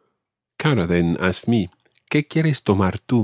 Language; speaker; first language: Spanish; non-native, fluent; English